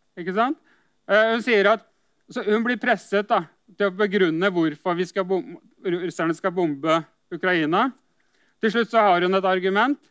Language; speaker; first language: Norwegian; native; Norwegian